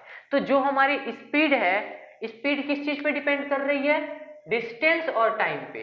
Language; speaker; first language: Hindi; native; Hindi